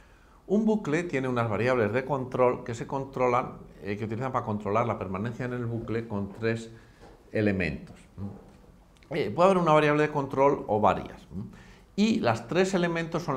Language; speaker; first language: Spanish; native; Spanish